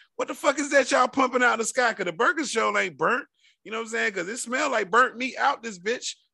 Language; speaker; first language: English; native; English